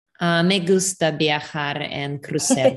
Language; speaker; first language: Spanish; non-native, learner; English